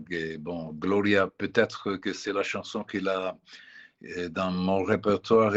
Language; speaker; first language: French; non-native, fluent; Italian